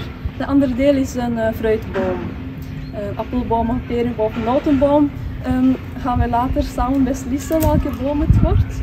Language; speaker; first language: Dutch; non-native, fluent; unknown